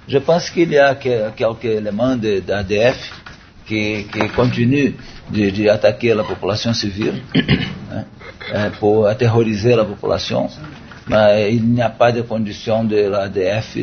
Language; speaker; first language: French; non-native, learner; Portuguese